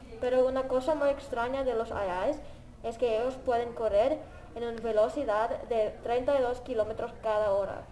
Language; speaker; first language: Spanish; non-native, learner; English